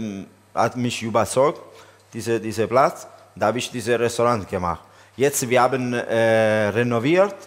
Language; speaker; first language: German; non-native, learner; Italian